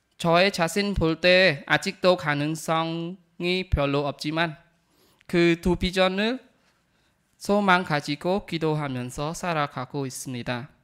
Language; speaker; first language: Korean; non-native, learner; Khmer